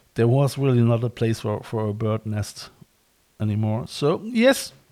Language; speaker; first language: English; non-native, fluent; German